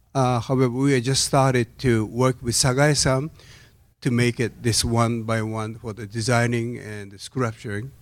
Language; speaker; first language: English; non-native, learner; Japanese